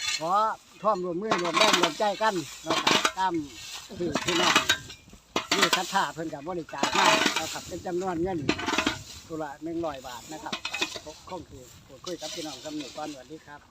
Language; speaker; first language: Thai; non-native, local second language; Northeastern Thai